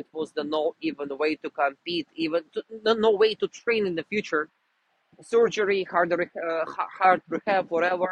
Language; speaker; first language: English; non-native, fluent; Russian